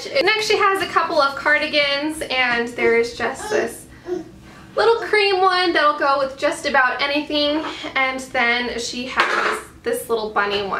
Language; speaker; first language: English; native; English